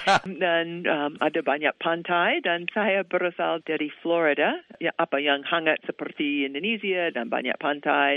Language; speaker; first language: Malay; non-native, fluent; English